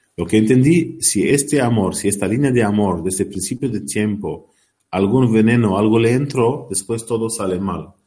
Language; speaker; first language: Spanish; non-native, learner; Arabic